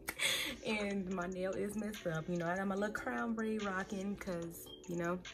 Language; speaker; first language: English; native; English